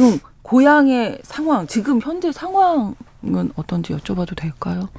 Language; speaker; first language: Korean; native; Korean